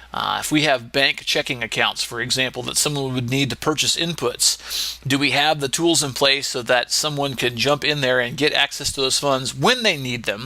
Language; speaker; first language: English; native; English